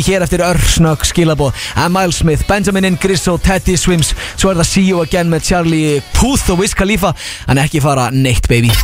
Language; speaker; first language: Icelandic; native; Icelandic